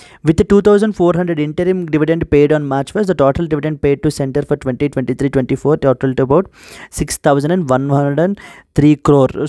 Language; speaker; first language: English; non-native, local second language; Telugu